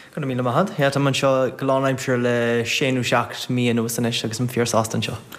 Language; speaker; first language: Irish; non-native, local second language; English